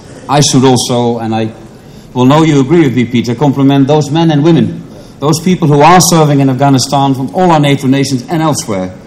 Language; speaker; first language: English; non-native, fluent; Dutch